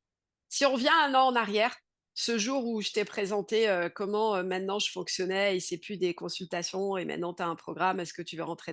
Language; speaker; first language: French; native; French